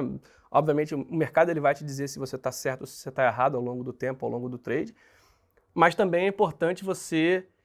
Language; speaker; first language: Portuguese; native; Portuguese